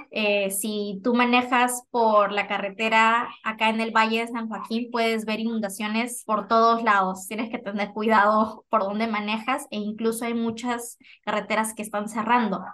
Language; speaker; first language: Spanish; native; Spanish